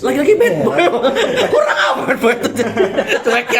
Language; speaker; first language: Indonesian; native; Indonesian